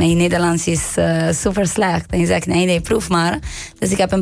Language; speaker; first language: Dutch; non-native, learner; Italian